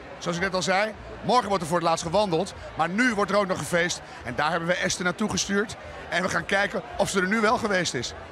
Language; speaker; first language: Dutch; native; Dutch